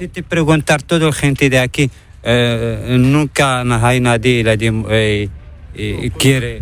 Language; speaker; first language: Spanish; non-native, learner; Arabic